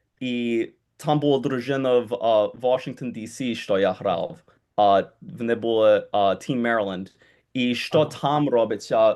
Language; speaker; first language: Ukrainian; early bilingual, heritage; Ukrainian